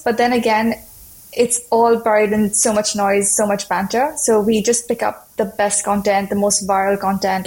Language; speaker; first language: English; non-native, local second language; Hindi